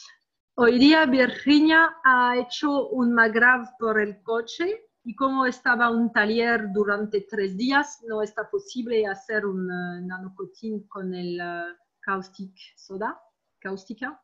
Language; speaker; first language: Spanish; non-native, learner; French